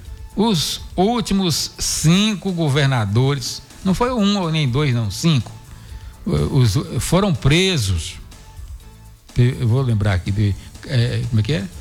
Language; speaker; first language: Portuguese; native; Portuguese